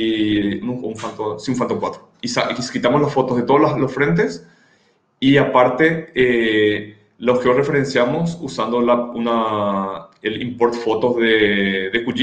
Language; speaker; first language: Spanish; native; Spanish